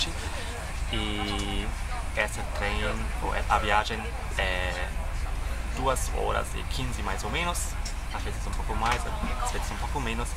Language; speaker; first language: Portuguese; non-native, fluent; German